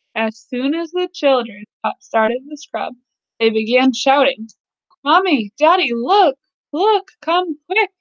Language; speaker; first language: English; native; English